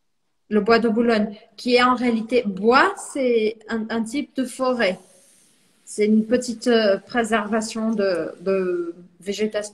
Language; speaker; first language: French; non-native, fluent; Portuguese